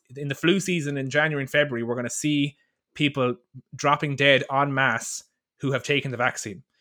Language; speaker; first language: English; native; English